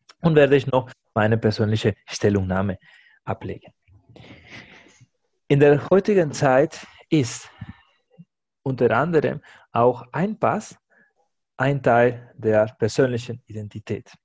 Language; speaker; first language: German; non-native, fluent; Spanish